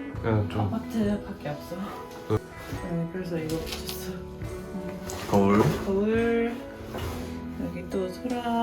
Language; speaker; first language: Korean; non-native, learner; Dutch